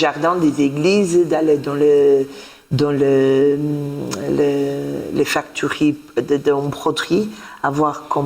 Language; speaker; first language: French; non-native, fluent; Portuguese